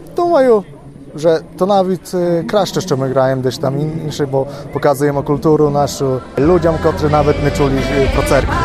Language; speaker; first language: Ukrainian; early bilingual, heritage; Ukrainian